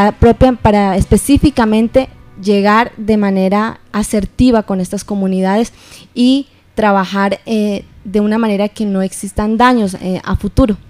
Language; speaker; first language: Spanish; native; Spanish